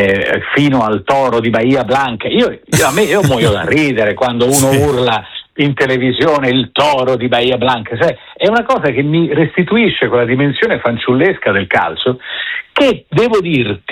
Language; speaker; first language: Italian; native; Italian